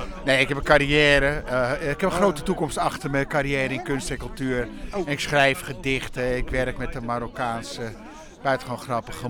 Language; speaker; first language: Dutch; native; Dutch